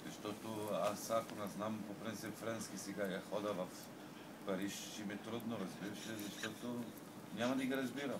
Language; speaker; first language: Bulgarian; non-native, learner; Arabic